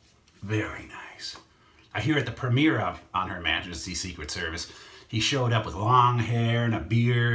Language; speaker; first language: English; native; English